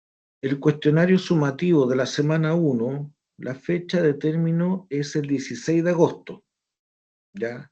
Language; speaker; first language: Spanish; native; Spanish